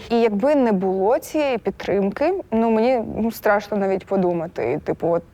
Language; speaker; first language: Ukrainian; non-native, local second language; Russian